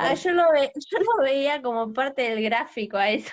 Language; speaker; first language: Spanish; native; Spanish